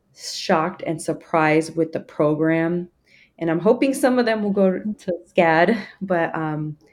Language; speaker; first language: English; native; English